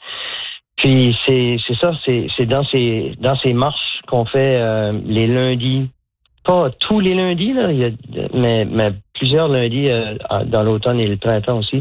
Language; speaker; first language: French; native; French